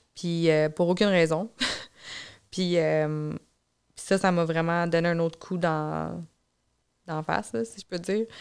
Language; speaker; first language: French; native; French